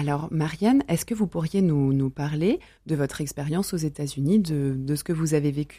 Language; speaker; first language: French; native; French